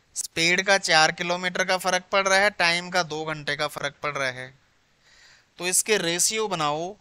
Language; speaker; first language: Hindi; non-native, local second language; Punjabi